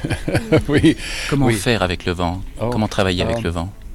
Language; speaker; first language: French; native; French